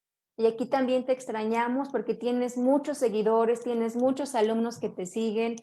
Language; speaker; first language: Spanish; native; Spanish